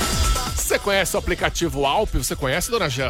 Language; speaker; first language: Portuguese; native; Portuguese